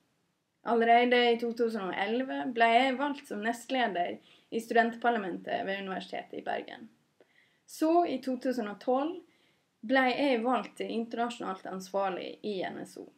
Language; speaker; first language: Norwegian; non-native, fluent; English